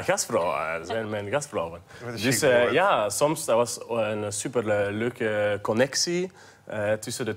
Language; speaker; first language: Dutch; non-native, local second language; French